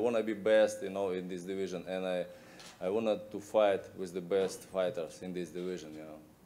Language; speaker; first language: English; non-native, learner; Russian